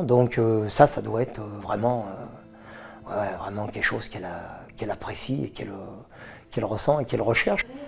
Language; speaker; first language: French; native; French